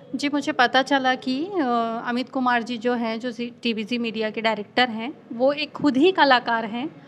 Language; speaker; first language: Hindi; native; Hindi